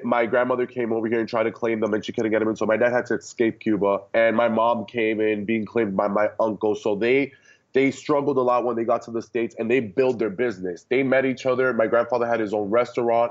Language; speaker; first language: English; early bilingual, other home language; Spanish